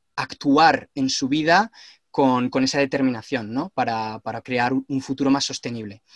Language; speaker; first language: Spanish; native; Spanish